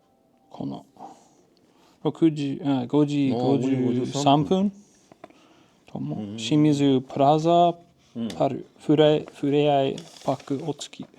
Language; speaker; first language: Japanese; non-native, learner; English